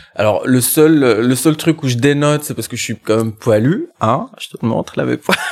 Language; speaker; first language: French; non-native, local second language; Arabic